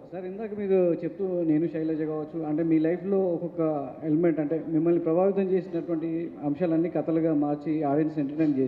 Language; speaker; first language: Telugu; native; Telugu